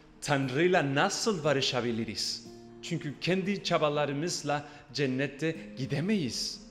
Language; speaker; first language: Turkish; non-native, fluent; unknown